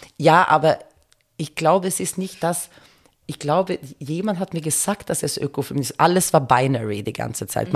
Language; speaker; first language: German; non-native, fluent; Finnish